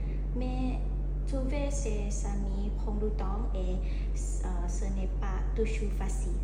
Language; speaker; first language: French; non-native, learner; Thai